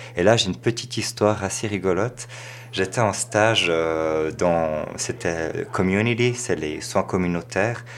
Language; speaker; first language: French; native; French